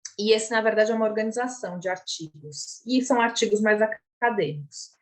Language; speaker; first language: Portuguese; native; Portuguese